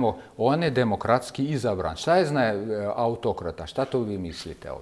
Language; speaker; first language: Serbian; non-native, fluent; Russian